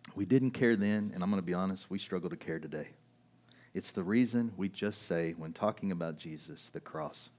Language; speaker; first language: English; early bilingual, other home language; German